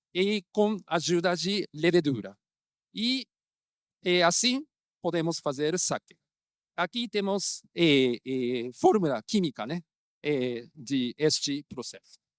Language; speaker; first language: Portuguese; non-native, fluent; Japanese